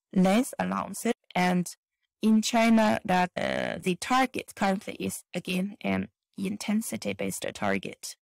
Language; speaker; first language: English; non-native, fluent; Chinese